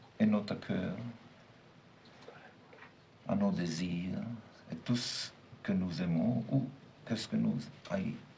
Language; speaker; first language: French; non-native, fluent; German